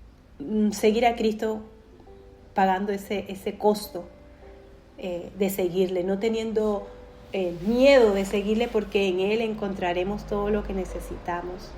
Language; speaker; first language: Spanish; native; Spanish